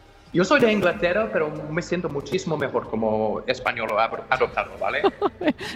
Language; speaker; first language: Spanish; non-native, fluent; English